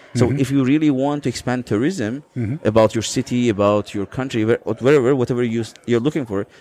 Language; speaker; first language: English; non-native, fluent; Azerbaijani